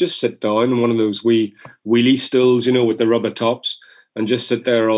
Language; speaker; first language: English; native; English